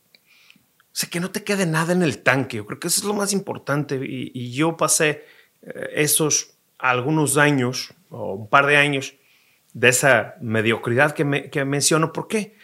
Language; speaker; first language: Spanish; non-native, fluent; Portuguese